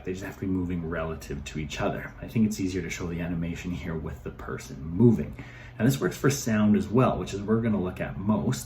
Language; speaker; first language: English; native; English